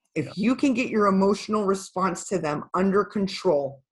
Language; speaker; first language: English; native; English